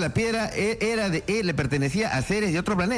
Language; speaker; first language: Spanish; native; Spanish